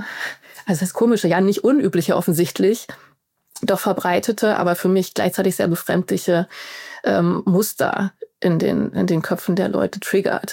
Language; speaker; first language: German; native; German